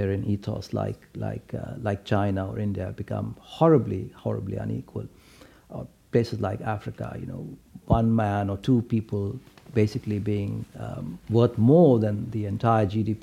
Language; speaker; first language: English; non-native, local second language; Hindi